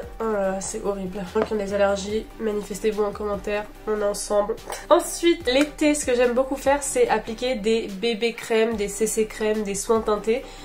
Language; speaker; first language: French; early bilingual, other home language; Portuguese